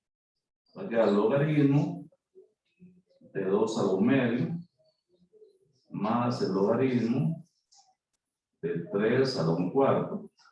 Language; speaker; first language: Spanish; native; Spanish